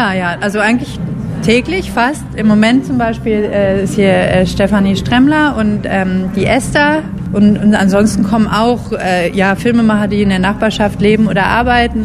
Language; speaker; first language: German; native; German